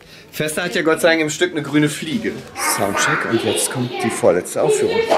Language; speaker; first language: German; native; German